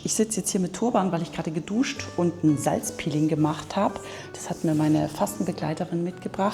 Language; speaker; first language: German; native; German